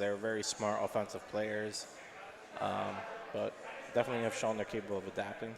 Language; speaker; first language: English; native; English